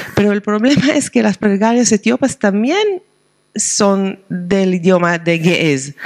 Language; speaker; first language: Spanish; non-native, fluent; Hebrew